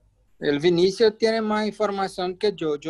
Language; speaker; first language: Spanish; non-native, learner; Portuguese